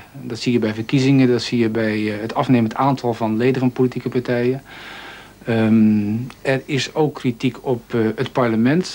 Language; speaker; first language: Dutch; native; Dutch